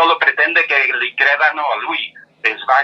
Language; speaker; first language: Italian; non-native, learner; Spanish